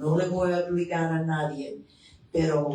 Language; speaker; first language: Spanish; non-native, fluent; English